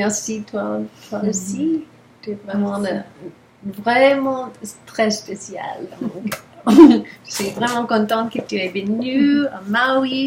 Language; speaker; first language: French; non-native, learner; English